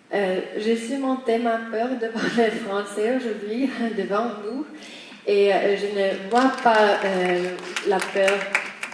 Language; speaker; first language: French; non-native, fluent; Estonian